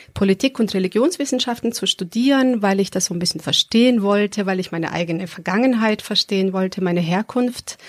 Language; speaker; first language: German; early bilingual, other home language; Serbian